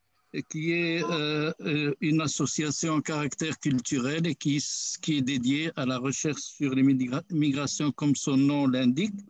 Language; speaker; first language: French; non-native, local second language; Arabic